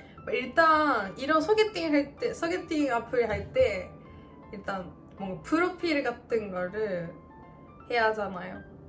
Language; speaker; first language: Korean; non-native, fluent; Japanese